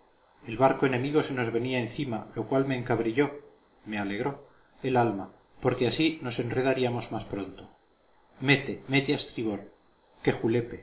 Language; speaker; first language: Spanish; native; Spanish